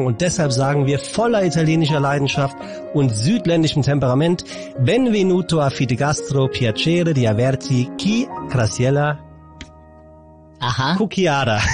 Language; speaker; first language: German; native; German